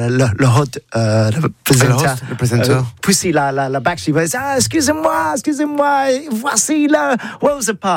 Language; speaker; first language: French; non-native, learner; English